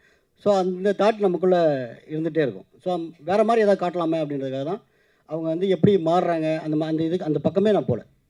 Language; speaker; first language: Tamil; native; Tamil